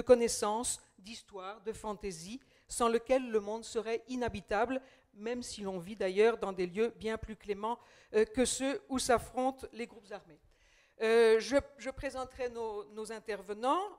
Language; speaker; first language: French; native; French